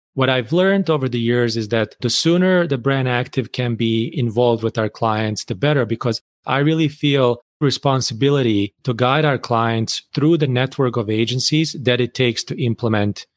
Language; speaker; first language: English; non-native, fluent; Bosnian